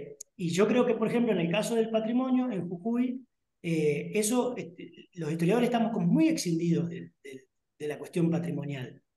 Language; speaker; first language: Spanish; native; Spanish